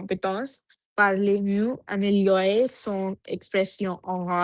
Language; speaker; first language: French; non-native, learner; Punjabi